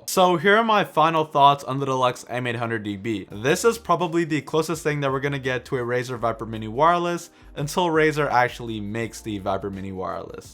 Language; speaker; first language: English; native; English